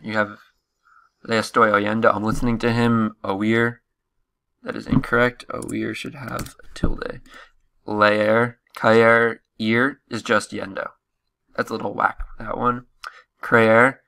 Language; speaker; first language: English; native; English